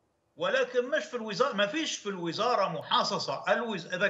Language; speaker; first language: Arabic; native; Arabic